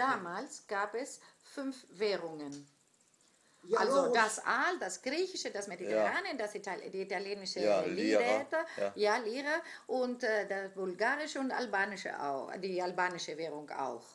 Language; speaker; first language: German; non-native, fluent; Greek